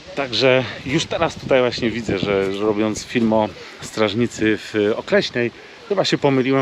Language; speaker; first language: Polish; native; Polish